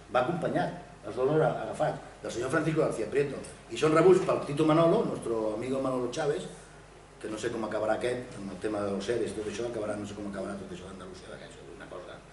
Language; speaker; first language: Catalan; non-native, local second language; Spanish